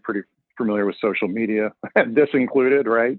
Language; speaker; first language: English; native; English